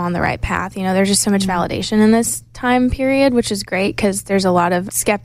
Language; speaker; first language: English; native; English